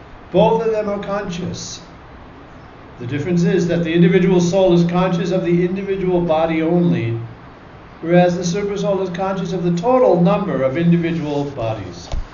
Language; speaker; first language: English; native; English